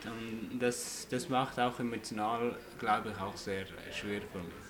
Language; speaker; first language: German; non-native, fluent; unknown